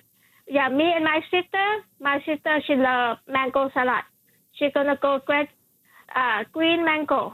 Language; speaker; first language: English; non-native, fluent; Thai